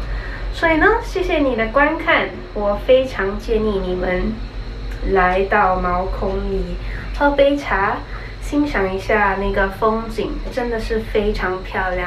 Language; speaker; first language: Chinese; early bilingual, heritage; Chinese